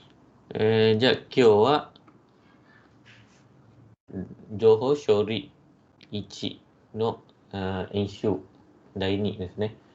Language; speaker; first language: Japanese; non-native, fluent; Malay